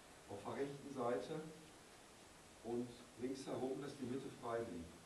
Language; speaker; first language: German; native; German